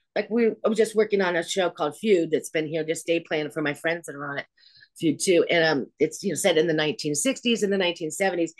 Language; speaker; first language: English; native; English